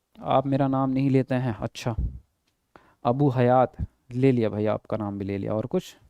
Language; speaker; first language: Hindi; native; Hindi